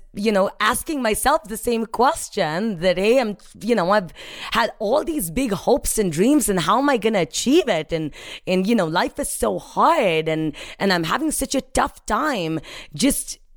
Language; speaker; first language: English; non-native, local second language; Hindi